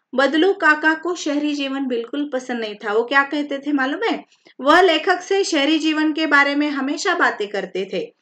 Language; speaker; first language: Hindi; non-native, local second language; Marathi